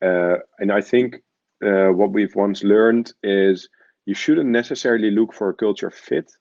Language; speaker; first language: English; non-native, fluent; Dutch